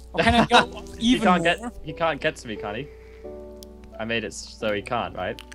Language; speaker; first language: English; native; English